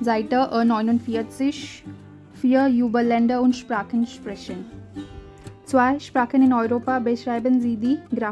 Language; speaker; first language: German; non-native, fluent; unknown